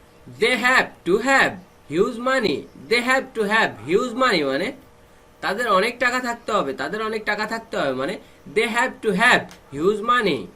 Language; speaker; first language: English; non-native, fluent; Bangla